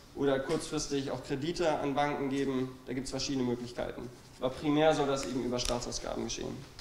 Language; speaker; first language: German; native; German